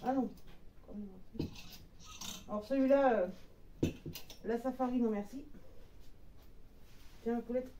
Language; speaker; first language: French; native; French